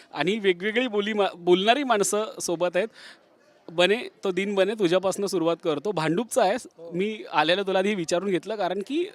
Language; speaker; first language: Marathi; native; Marathi